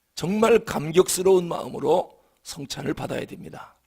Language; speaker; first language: Korean; native; Korean